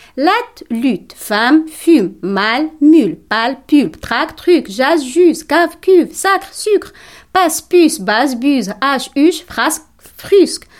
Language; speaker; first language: French; non-native, local second language; Tachelhit